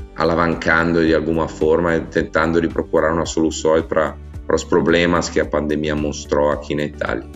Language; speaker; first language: Portuguese; non-native, fluent; Italian